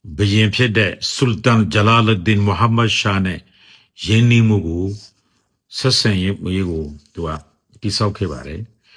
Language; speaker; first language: Burmese; non-native, local second language; Rohingya